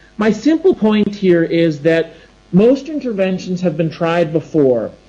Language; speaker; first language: English; native; English